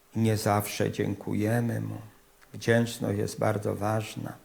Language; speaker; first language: Polish; native; Polish